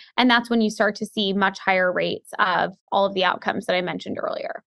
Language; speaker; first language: English; native; English